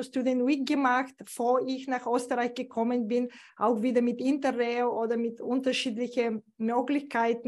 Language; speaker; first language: German; non-native, fluent; Bulgarian